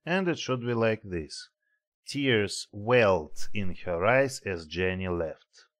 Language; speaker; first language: English; non-native, fluent; Russian